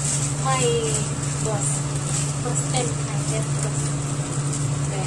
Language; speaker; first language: English; non-native, learner; Indonesian